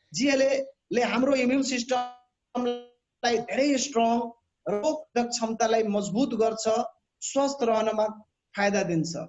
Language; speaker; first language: Nepali; non-native, local second language; Bhojpuri